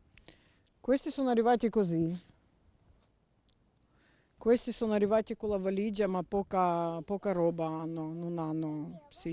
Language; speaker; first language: Italian; non-native, learner; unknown